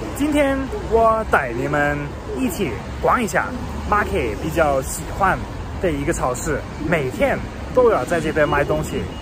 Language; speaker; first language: Chinese; non-native, fluent; German